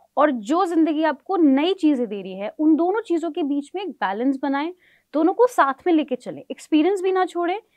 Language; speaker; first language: Hindi; native; Hindi